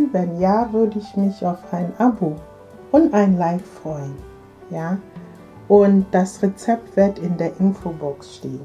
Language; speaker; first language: German; non-native, fluent; Akan